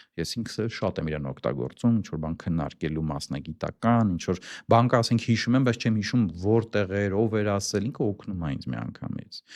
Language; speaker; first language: Armenian; native; Armenian